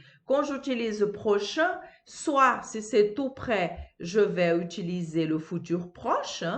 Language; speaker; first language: French; non-native, fluent; Portuguese